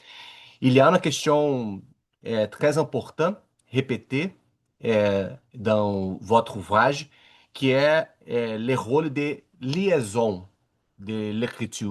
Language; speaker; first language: French; non-native, learner; Portuguese